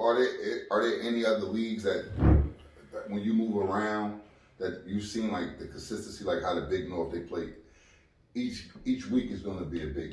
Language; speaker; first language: English; native; English